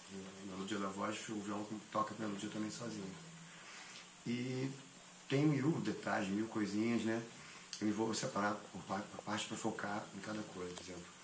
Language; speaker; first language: Portuguese; native; Portuguese